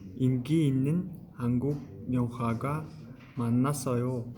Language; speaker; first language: Korean; non-native, learner; Mongolian